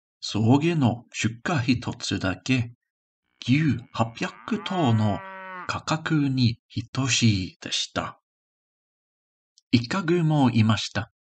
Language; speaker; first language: Japanese; non-native, learner; English